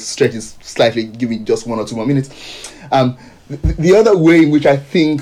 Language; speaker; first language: English; non-native, local second language; Yoruba